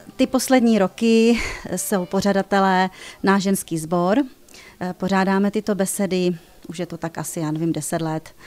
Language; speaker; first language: Czech; native; Czech